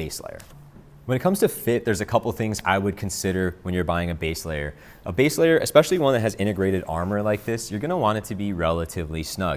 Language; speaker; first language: English; native; English